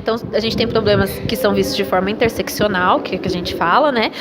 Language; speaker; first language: Portuguese; native; Portuguese